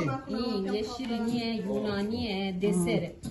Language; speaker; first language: Persian; native; Persian